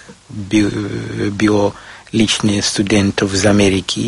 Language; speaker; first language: Polish; non-native, learner; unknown